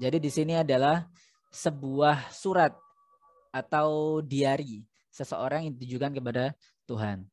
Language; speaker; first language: Indonesian; native; Indonesian